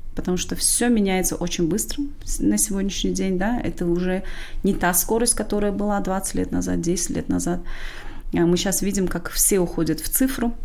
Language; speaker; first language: Russian; non-native, local second language; Tajik